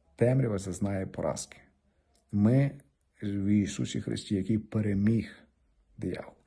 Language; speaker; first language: Ukrainian; native; Ukrainian